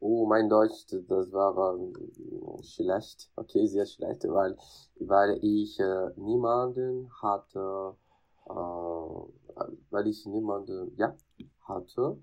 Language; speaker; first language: German; non-native, learner; Greek